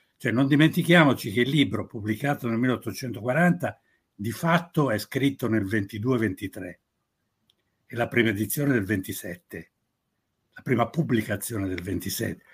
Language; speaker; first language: Italian; native; Italian